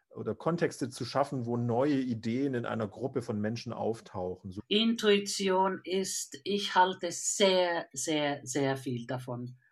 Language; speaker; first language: German; non-native, fluent; Finnish